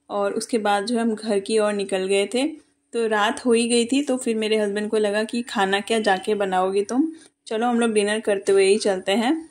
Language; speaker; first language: Hindi; native; Hindi